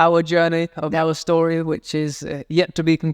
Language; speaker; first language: English; native; English